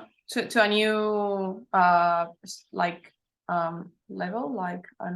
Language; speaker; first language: English; non-native, learner; Spanish